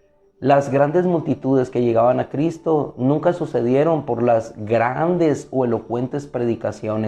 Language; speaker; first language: Spanish; native; Spanish